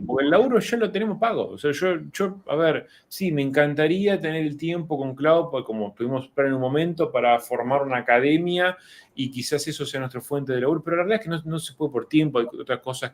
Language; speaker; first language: Spanish; native; Spanish